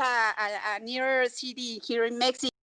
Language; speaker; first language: English; non-native, learner; Spanish